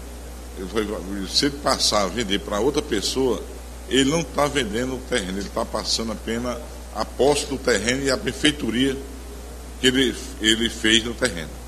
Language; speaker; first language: Portuguese; native; Portuguese